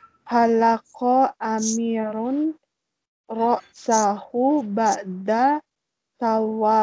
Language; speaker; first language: Arabic; non-native, learner; Malay